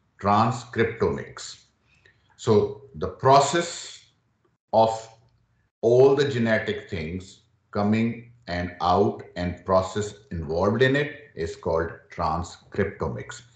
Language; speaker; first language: English; non-native, local second language; Urdu